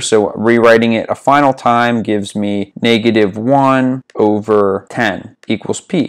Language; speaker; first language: English; native; English